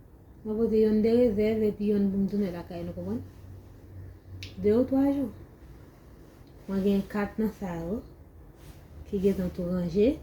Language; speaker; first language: French; non-native, learner; Haitian Creole